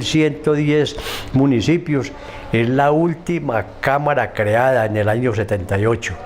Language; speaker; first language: Spanish; native; Spanish